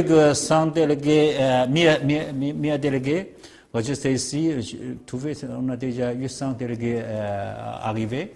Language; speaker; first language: French; non-native, learner; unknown